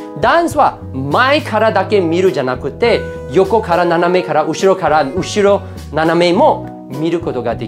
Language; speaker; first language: Japanese; non-native, fluent; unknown